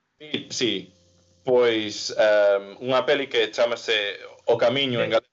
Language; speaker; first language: Galician; non-native, fluent; English